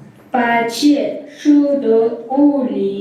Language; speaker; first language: Chinese; non-native, learner; Mongolian